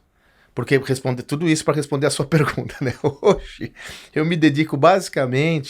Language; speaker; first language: Portuguese; native; Portuguese